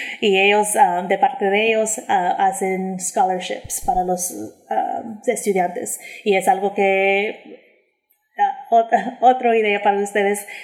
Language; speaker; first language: Spanish; early bilingual, heritage; English